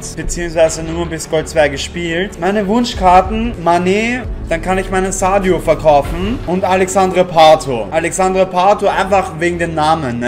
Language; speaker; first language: German; native; German